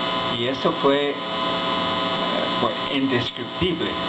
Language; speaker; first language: Spanish; non-native, fluent; English